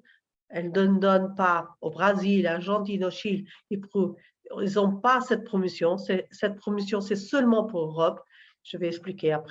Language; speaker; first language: French; non-native, learner; Portuguese